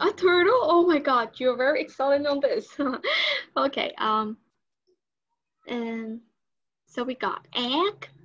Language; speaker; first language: English; non-native, learner; Vietnamese